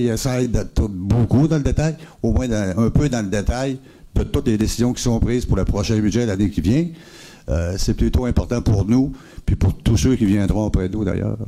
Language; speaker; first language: French; native; French